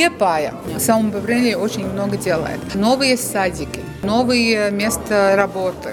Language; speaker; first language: Russian; non-native, local second language; Latvian